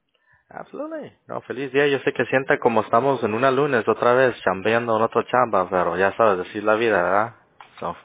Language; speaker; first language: Spanish; early bilingual, heritage; English